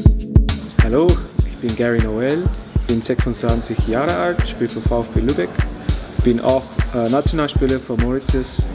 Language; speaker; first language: German; non-native, learner; English